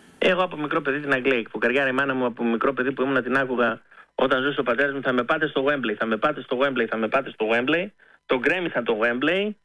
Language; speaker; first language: Greek; early bilingual, heritage; Greek